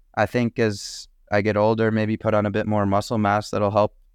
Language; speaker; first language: English; native; English